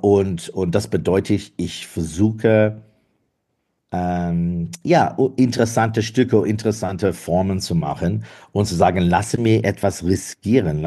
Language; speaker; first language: German; non-native, fluent; English